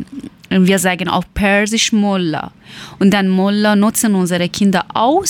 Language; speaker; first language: German; non-native, learner; Persian